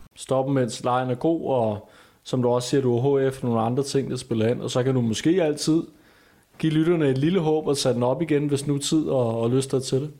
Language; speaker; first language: Danish; native; Danish